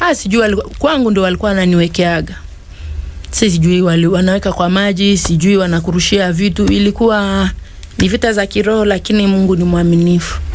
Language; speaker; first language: Swahili; non-native, local second language; Lingala